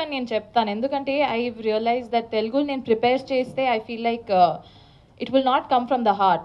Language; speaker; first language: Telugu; non-native, learner; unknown